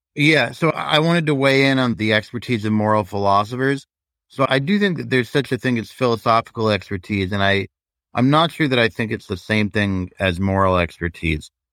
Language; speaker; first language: English; native; English